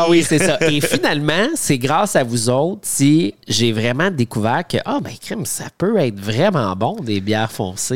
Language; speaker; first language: French; native; French